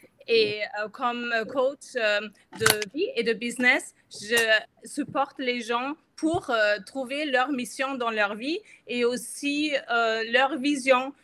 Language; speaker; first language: French; non-native, fluent; German